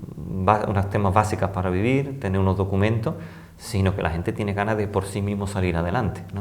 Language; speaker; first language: Spanish; native; Spanish